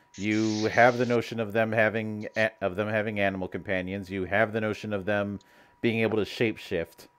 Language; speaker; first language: English; native; English